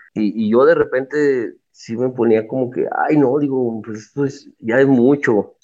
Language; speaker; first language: Spanish; native; Spanish